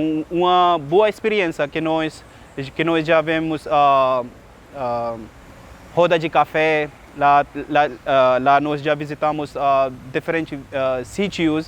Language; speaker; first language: Portuguese; non-native, learner; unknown